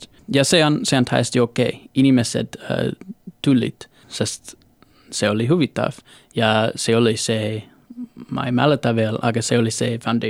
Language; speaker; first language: Estonian; non-native, learner; English